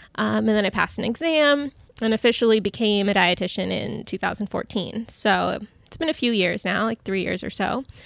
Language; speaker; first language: English; native; English